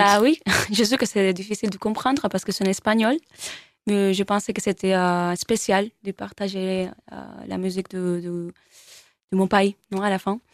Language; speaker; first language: French; non-native, learner; Spanish